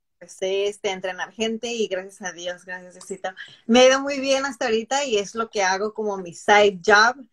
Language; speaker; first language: Spanish; native; Spanish